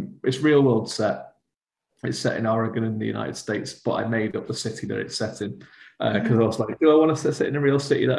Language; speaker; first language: English; native; English